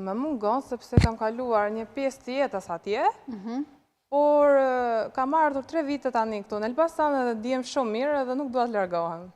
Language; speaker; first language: Albanian; early bilingual, heritage; Albanian